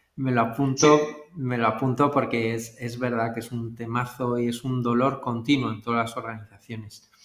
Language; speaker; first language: Spanish; native; Spanish